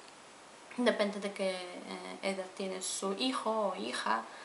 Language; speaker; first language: Spanish; non-native, fluent; Polish